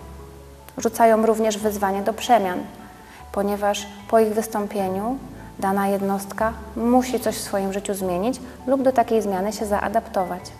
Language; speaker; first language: Polish; native; Polish